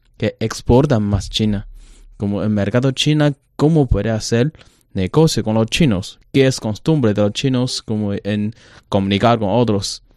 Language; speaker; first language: Spanish; non-native, learner; Chinese